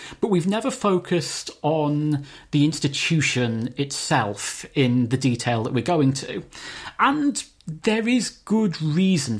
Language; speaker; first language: English; native; English